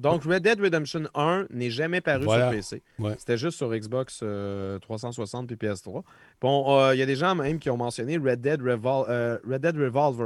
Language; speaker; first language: French; native; French